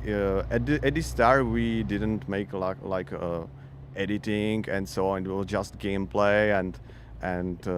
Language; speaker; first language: English; non-native, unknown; Czech